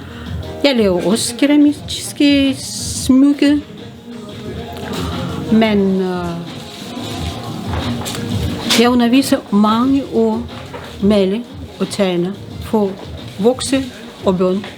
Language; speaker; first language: Danish; non-native, learner; Russian